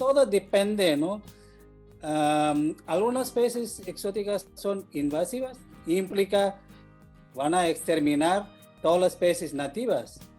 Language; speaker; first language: Spanish; non-native, fluent; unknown